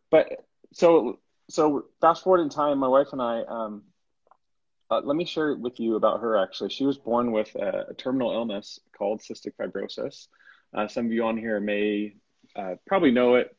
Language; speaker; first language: English; native; English